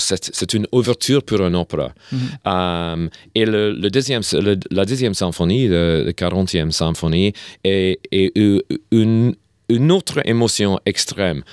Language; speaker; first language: French; non-native, learner; English